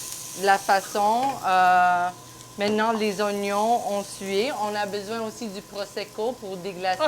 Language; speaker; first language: French; non-native, local second language; English